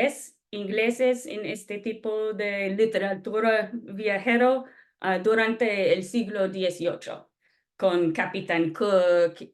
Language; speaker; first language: Spanish; non-native, fluent; English